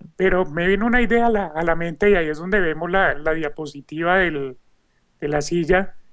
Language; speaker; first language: Spanish; native; Spanish